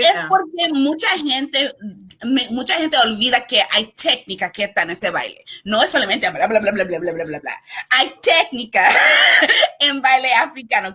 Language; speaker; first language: Spanish; non-native, learner; English